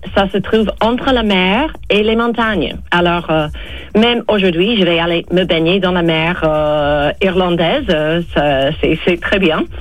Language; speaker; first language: French; non-native, fluent; English